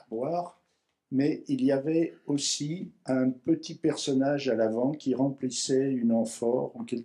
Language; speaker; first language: French; native; French